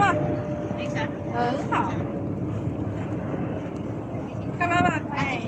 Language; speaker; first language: Chinese; native; Chinese